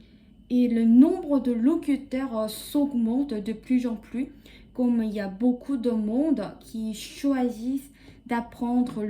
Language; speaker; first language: French; non-native, fluent; Korean